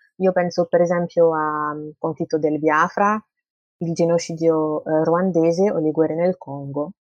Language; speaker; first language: Italian; early bilingual, other home language; Tigrinya